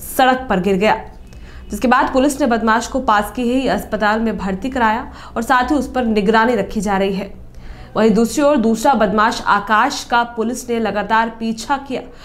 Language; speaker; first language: Hindi; native; Hindi